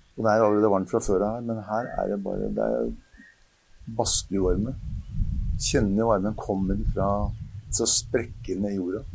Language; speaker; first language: Norwegian; native; Norwegian